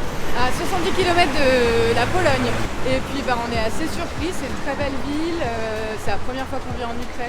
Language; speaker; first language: French; native; French